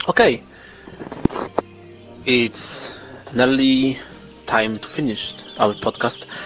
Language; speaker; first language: English; non-native, learner; Polish